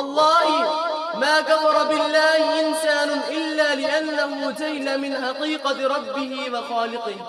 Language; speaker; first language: Arabic; non-native, fluent; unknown